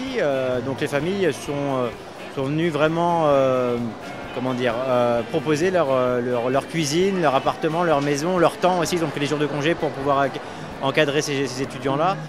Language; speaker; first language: French; native; French